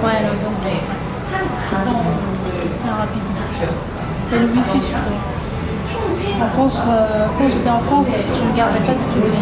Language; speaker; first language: French; non-native, fluent; Korean